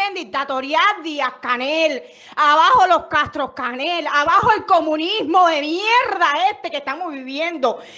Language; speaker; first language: Spanish; native; Spanish